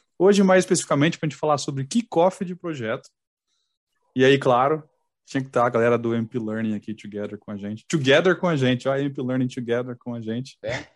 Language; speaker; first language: Portuguese; native; Portuguese